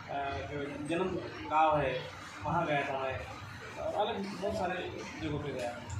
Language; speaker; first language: Hindi; non-native, local second language; Marathi